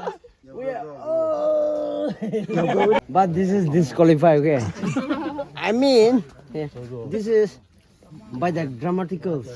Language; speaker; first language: English; non-native, learner; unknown